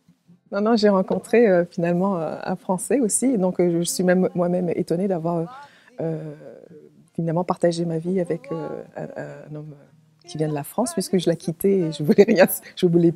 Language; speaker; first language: French; native; French